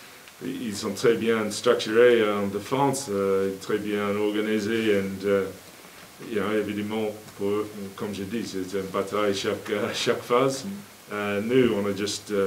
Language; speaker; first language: French; non-native, learner; English